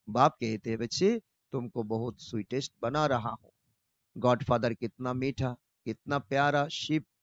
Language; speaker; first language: Hindi; non-native, local second language; Bangla